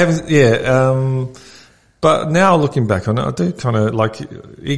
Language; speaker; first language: English; native; English